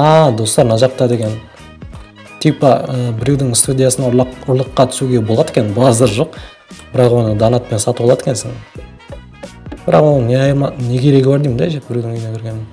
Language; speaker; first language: Kazakh; native; Kazakh